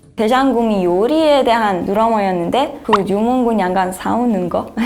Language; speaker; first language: Korean; non-native, fluent; Persian